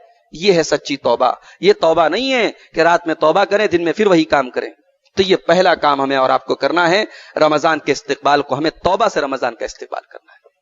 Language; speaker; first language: Urdu; native; Urdu